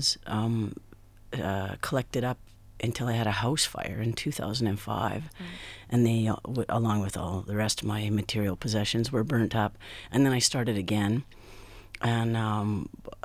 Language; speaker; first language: English; native; English